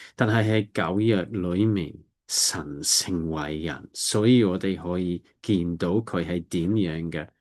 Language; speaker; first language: Cantonese; non-native, learner; English